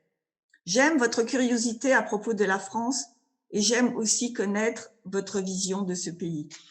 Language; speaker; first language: French; native; French